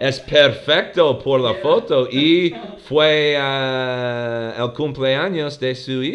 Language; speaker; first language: Spanish; non-native, learner; English